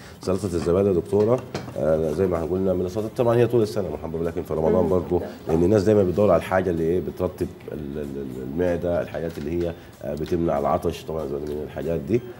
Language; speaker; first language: Arabic; native; Arabic